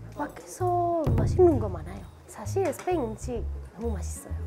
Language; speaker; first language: Korean; non-native, learner; Spanish